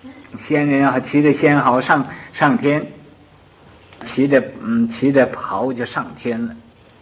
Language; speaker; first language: Chinese; native; Chinese